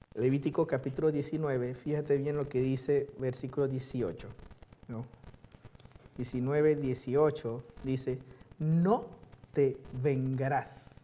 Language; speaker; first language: Spanish; early bilingual, other home language; Chinese